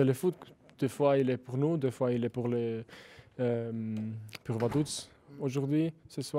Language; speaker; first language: French; non-native, learner; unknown